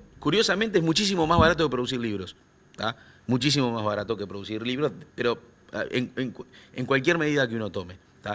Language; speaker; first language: Spanish; native; Spanish